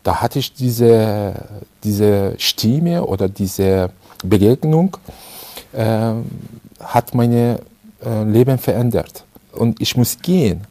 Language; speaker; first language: German; non-native, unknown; Persian